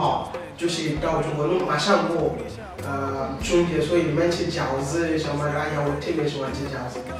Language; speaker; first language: Chinese; non-native, fluent; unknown